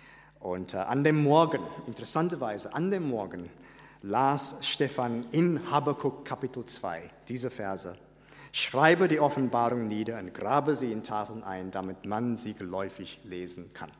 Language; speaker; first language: German; non-native, fluent; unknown